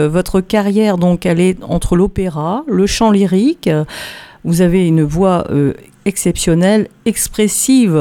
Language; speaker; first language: French; native; French